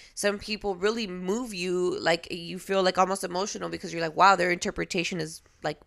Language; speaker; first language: English; native; English